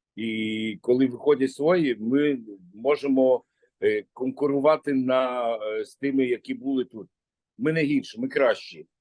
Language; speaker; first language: Ukrainian; native; Ukrainian